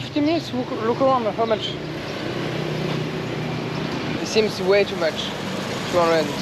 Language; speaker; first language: English; non-native, learner; French